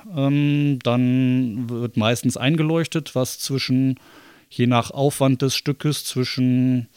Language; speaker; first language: German; native; German